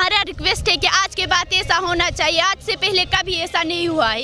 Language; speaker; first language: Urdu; non-native, local second language; Khowar